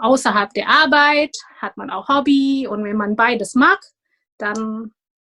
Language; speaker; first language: German; non-native, fluent; Indonesian